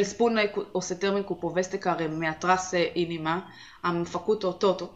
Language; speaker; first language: Romanian; non-native, learner; Hebrew